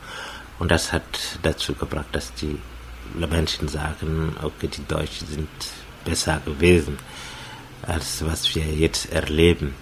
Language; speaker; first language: German; non-native, fluent; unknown